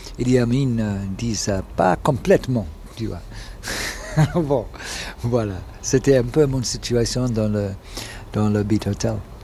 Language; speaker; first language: French; non-native, fluent; English